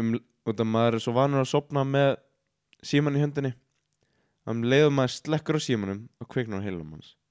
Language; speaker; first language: Icelandic; native; Icelandic